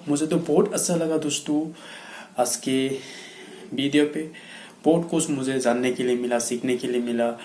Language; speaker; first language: Hindi; non-native, local second language; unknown